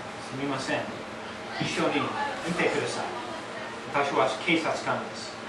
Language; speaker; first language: Japanese; non-native, learner; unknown